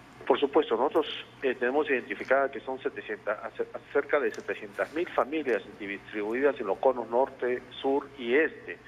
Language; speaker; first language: Spanish; native; Spanish